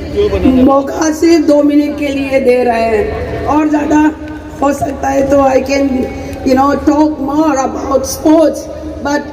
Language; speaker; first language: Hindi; non-native, local second language; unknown